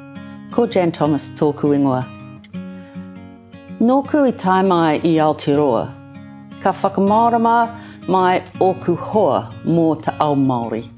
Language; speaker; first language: Māori; non-native, learner; English